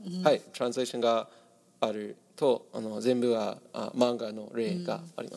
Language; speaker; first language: Japanese; non-native, learner; English